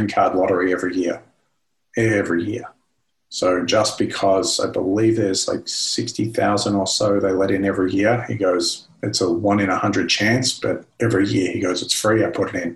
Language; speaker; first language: English; native; English